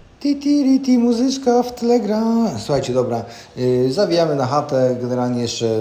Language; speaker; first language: Polish; native; Polish